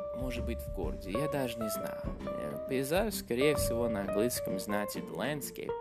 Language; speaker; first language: Russian; non-native, fluent; English